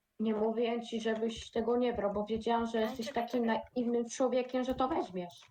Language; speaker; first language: Polish; native; Polish